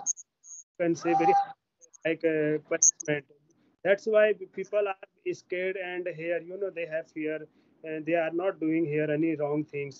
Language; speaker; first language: English; non-native, learner; Hindi